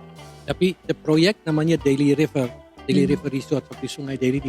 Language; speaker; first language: Indonesian; non-native, fluent; Dutch